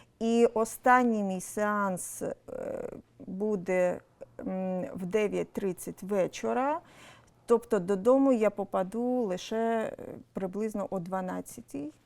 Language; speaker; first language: Ukrainian; non-native, local second language; Russian